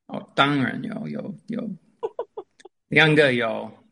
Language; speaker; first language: Chinese; non-native, fluent; English